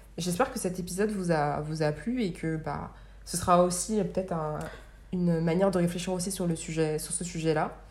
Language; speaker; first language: French; native; French